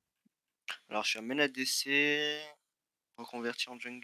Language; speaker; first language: French; native; French